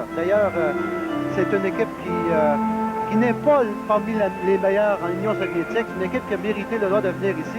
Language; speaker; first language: French; native; French